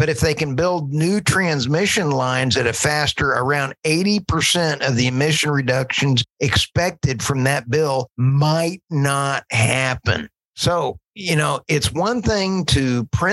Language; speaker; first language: English; native; English